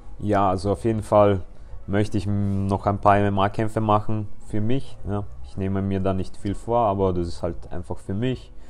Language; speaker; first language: German; early bilingual, other home language; Polish